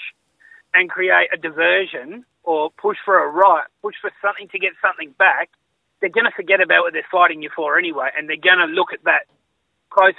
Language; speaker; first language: English; native; English